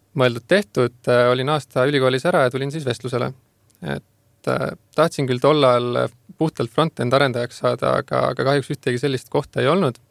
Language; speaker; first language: Estonian; native; Estonian